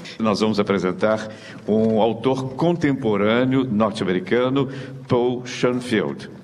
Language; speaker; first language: Portuguese; native; Portuguese